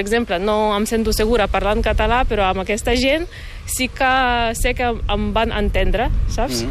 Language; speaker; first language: Catalan; non-native, fluent; Ukrainian